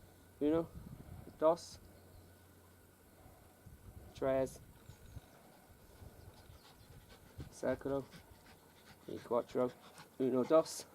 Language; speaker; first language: Spanish; non-native, learner; English